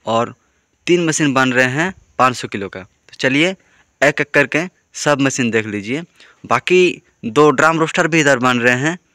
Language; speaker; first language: Hindi; non-native, local second language; Bangla